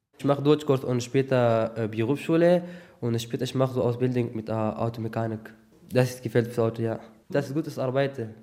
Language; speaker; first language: German; non-native, learner; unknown